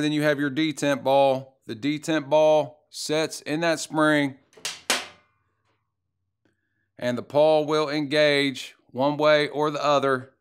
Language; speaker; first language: English; native; English